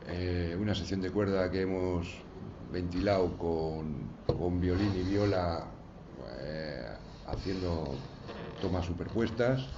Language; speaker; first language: Spanish; native; Spanish